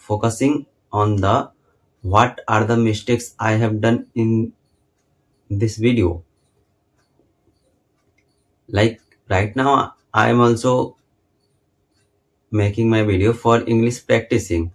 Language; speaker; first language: English; non-native, learner; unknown